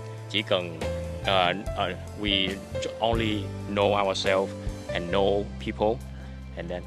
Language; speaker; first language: English; non-native, learner; Vietnamese